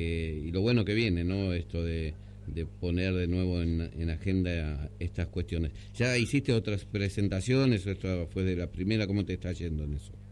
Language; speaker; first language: Spanish; native; Spanish